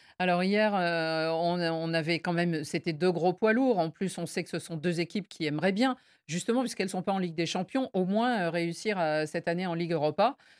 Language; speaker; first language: French; native; French